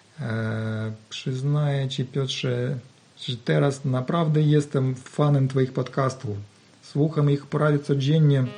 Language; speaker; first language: Polish; non-native, learner; Ukrainian